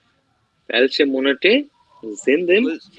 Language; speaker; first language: German; non-native, learner; Bangla